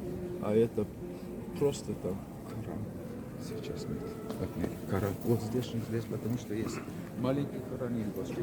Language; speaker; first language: Russian; non-native, fluent; Turkish